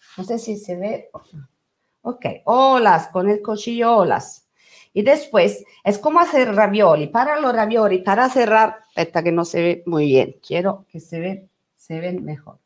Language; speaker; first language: Spanish; non-native, learner; Italian